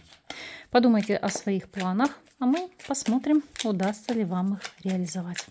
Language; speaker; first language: Russian; native; Russian